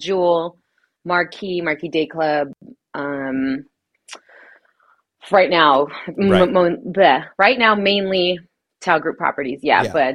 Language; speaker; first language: English; native; English